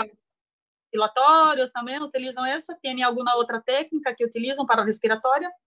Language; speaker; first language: Spanish; non-native, learner; Portuguese